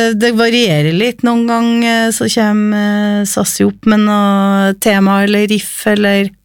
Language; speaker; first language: Norwegian; native; Norwegian